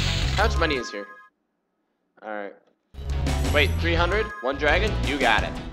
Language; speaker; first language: English; native; English